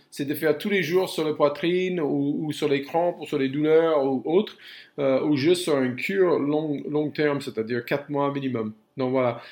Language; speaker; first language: French; non-native, fluent; English